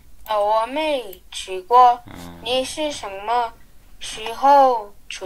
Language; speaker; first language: Chinese; non-native, learner; English